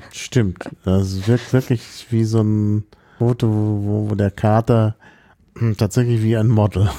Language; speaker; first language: German; native; German